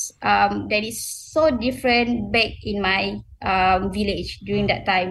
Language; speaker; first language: English; non-native, local second language; Malay